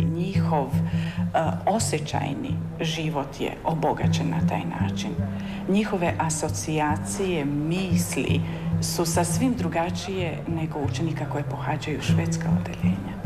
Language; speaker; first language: Serbian; native; Serbian